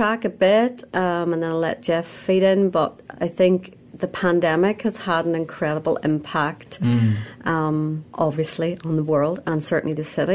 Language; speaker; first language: English; native; English